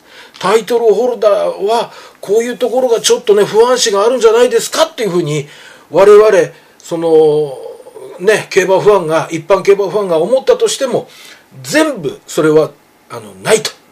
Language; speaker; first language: Japanese; native; Japanese